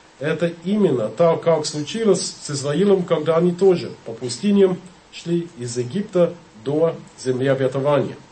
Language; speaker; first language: Russian; non-native, fluent; English